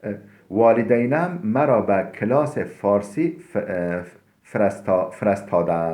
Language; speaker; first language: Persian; non-native, fluent; Turkish